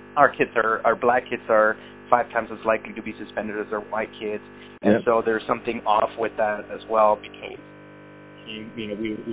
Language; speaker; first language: English; early bilingual, other home language; Spanish